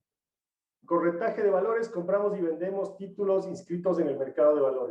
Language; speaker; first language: Spanish; native; Spanish